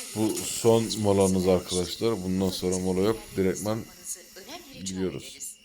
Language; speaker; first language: Turkish; early bilingual, heritage; Turkish